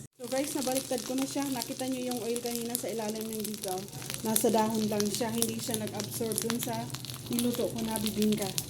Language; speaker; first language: Filipino; non-native, local second language; Bikol